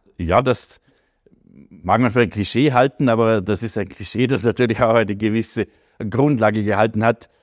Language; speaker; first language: German; native; German